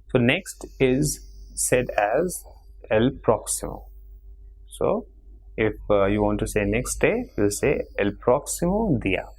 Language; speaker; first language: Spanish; non-native, fluent; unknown